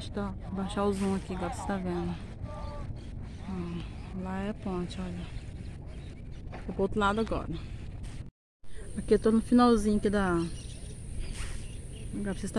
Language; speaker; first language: Portuguese; native; Portuguese